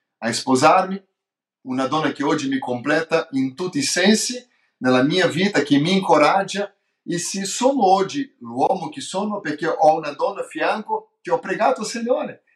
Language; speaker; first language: Italian; non-native, fluent; Portuguese